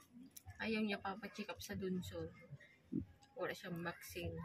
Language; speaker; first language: Filipino; non-native, local second language; Bikol